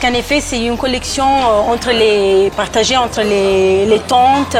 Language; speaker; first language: French; non-native, fluent; Italian